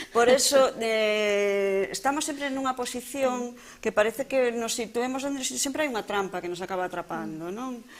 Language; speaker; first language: Galician; non-native, local second language; Spanish